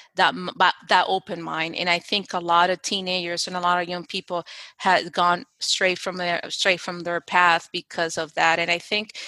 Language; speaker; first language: English; non-native, fluent; Spanish